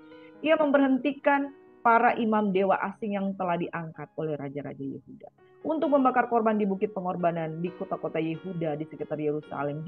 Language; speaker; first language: Indonesian; native; Indonesian